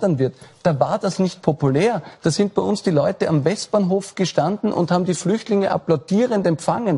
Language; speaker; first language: German; native; German